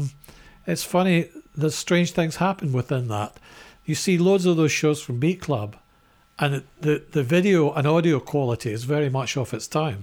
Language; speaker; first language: English; native; English